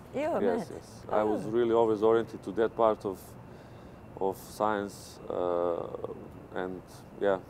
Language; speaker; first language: English; non-native, fluent; Serbian